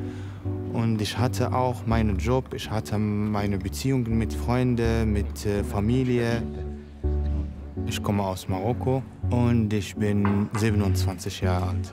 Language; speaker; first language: German; non-native, learner; Arabic